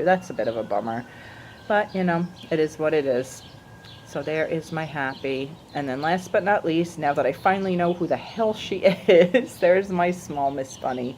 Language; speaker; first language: English; native; English